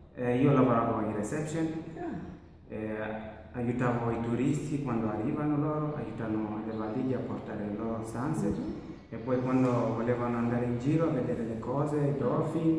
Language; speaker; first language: Italian; non-native, learner; Masai